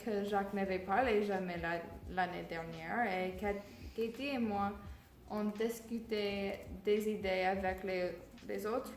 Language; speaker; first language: French; non-native, learner; English